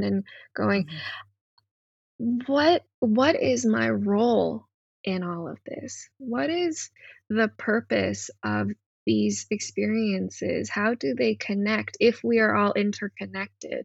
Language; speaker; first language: English; non-native, local second language; Cantonese